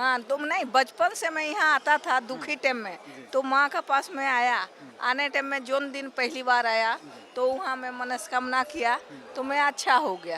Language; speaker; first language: Hindi; non-native, local second language; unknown